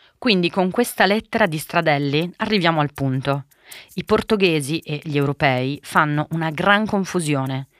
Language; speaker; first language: Italian; early bilingual, other home language; Portuguese